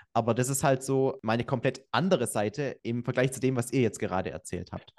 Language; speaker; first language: German; native; German